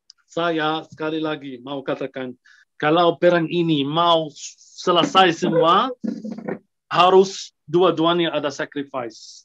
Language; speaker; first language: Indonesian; non-native, fluent; Arabic